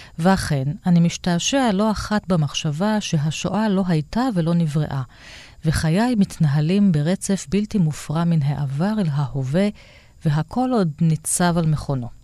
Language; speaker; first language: Hebrew; native; Hebrew